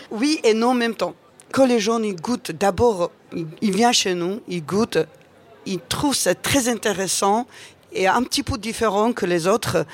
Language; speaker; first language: French; non-native, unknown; Georgian